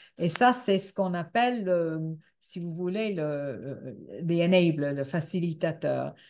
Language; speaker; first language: French; non-native, fluent; English